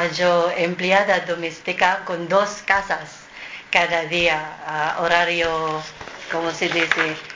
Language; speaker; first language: Spanish; non-native, learner; Filipino